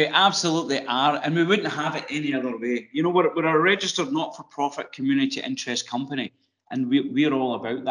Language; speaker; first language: English; native; English